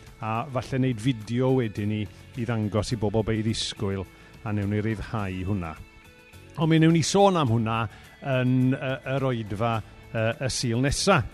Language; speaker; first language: Welsh; native; Welsh